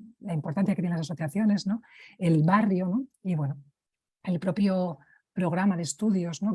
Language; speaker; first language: Spanish; native; Spanish